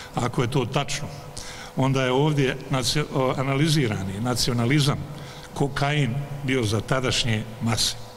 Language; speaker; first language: Bosnian; native; Bosnian